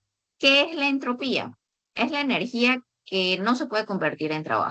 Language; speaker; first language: Spanish; native; Spanish